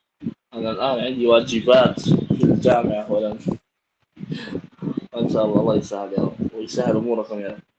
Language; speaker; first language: Arabic; non-native, fluent; Indonesian